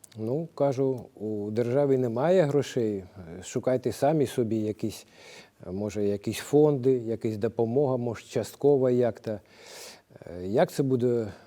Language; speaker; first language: Ukrainian; non-native, local second language; Russian